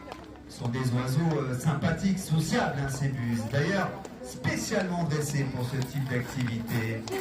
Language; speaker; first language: French; native; French